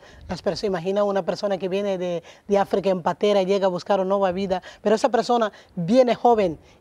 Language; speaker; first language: Spanish; non-native, learner; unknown